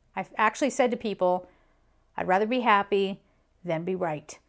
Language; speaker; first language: English; native; English